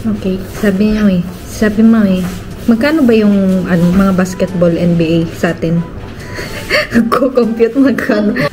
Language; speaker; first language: Filipino; native; Filipino